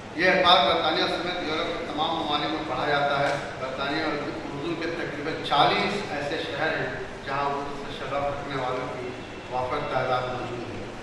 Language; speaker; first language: Urdu; native; Urdu